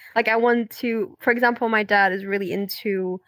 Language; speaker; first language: English; non-native, fluent; Dutch